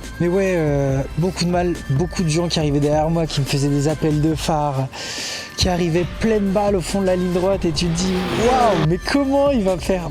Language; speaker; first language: French; native; French